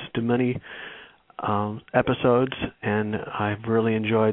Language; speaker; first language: English; native; English